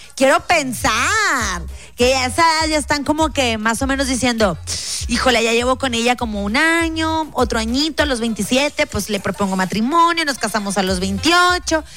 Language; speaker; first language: Spanish; native; Spanish